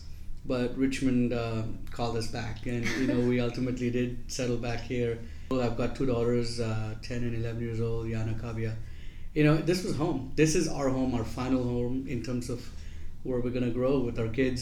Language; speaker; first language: English; non-native, local second language; Gujarati